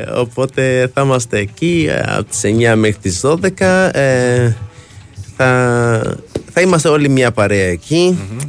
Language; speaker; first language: Greek; non-native, fluent; Arabic